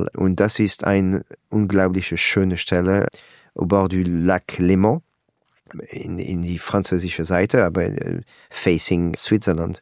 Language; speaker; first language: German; non-native, learner; French